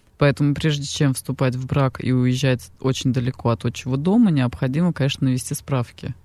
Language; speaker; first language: Russian; non-native, local second language; Armenian